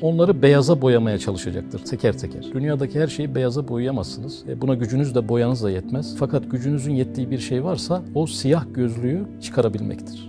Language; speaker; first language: Turkish; native; Turkish